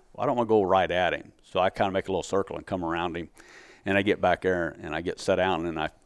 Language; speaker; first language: English; native; English